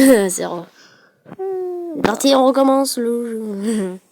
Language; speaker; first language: French; native; French